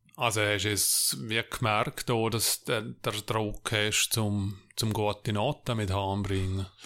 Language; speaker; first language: German; native; German